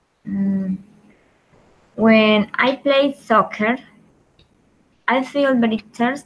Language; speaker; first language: English; non-native, learner; Spanish